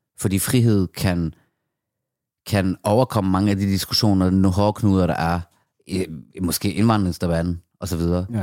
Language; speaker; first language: Danish; early bilingual, other home language; Persian